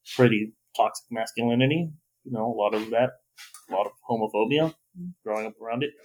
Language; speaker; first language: English; native; English